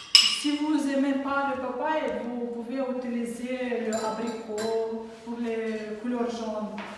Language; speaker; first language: French; non-native, learner; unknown